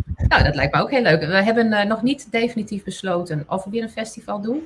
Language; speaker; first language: Dutch; non-native, local second language; Western Frisian